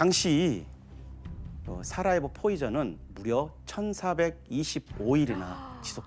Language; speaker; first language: Korean; native; Korean